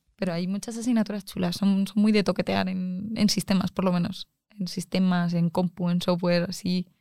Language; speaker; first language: Spanish; native; Spanish